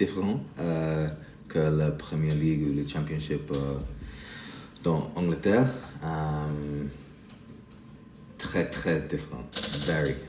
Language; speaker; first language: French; non-native, learner; English